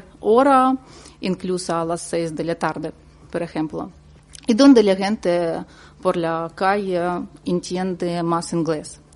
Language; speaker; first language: Spanish; non-native, learner; Ukrainian